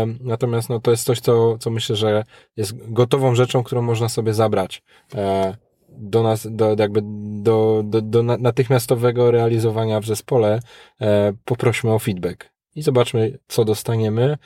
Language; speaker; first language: Polish; native; Polish